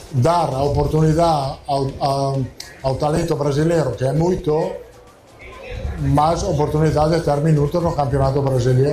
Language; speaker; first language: Portuguese; non-native, fluent; Italian